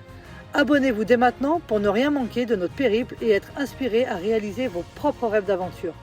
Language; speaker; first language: French; native; French